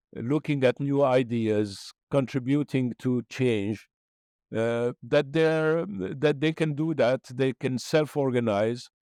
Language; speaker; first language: English; non-native, fluent; Arabic